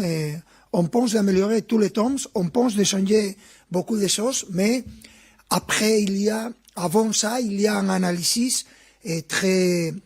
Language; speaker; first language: French; non-native, fluent; Spanish